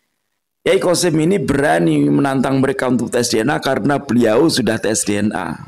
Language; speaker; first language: Indonesian; non-native, local second language; Javanese